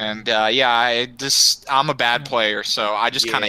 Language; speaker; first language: English; native; English